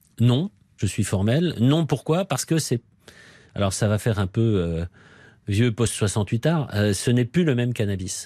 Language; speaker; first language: French; native; French